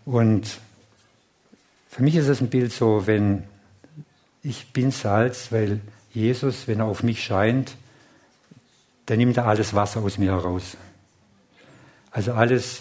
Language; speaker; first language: German; non-native, fluent; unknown